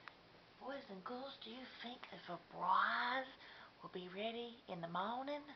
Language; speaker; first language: English; native; English